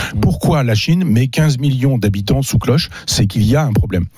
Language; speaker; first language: French; native; French